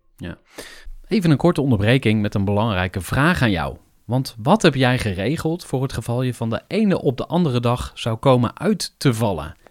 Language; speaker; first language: Dutch; native; Dutch